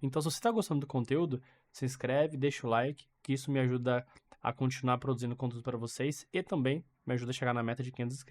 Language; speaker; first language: Portuguese; native; Portuguese